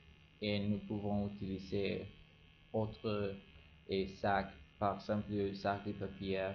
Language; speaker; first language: French; non-native, learner; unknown